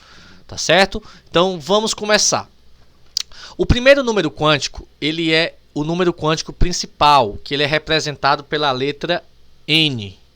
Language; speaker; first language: Portuguese; native; Portuguese